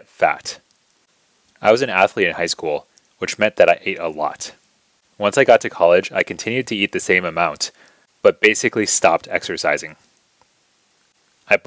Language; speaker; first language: English; native; English